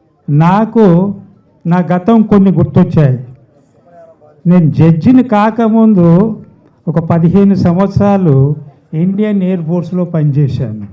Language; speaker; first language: Telugu; native; Telugu